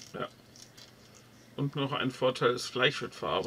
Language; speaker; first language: German; native; German